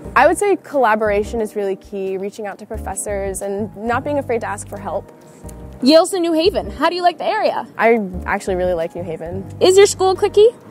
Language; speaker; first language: English; native; English